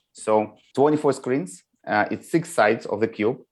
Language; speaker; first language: English; non-native, learner; Russian